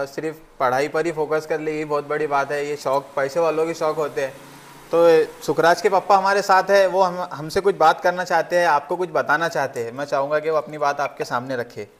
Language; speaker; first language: Hindi; non-native, local second language; Urdu